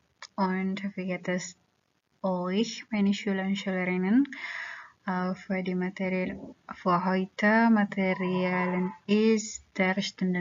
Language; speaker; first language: German; non-native, learner; Indonesian